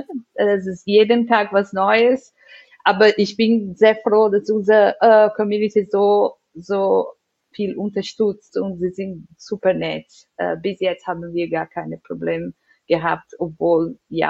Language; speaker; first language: German; non-native, fluent; Portuguese